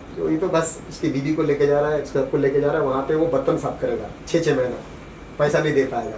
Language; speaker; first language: Hindi; non-native, local second language; Bangla